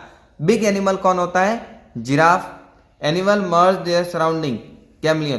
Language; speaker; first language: Hindi; native; Hindi